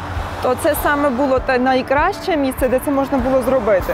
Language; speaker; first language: Ukrainian; non-native, fluent; Georgian